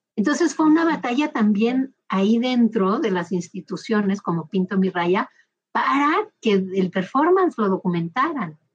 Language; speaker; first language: Spanish; native; Spanish